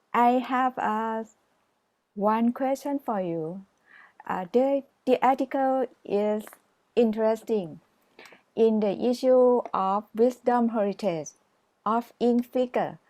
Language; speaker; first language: English; non-native, fluent; Thai